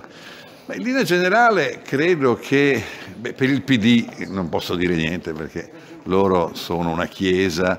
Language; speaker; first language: Italian; native; Italian